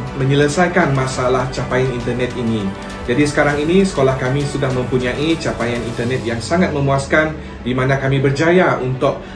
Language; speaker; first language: Malay; non-native, local second language; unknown